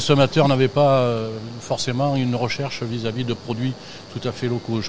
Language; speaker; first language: French; native; French